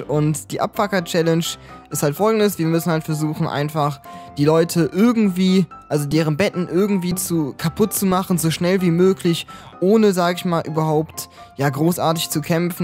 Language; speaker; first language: German; native; German